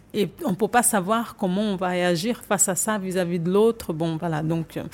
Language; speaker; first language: French; non-native, fluent; Portuguese